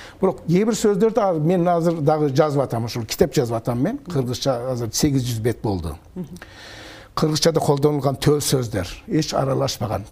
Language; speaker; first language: Kyrgyz; early bilingual, heritage; Kyrgyz